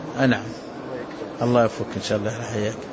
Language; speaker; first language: Arabic; native; Arabic